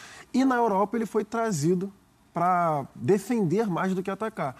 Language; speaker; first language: Portuguese; native; Portuguese